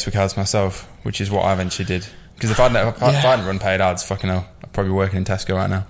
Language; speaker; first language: English; native; English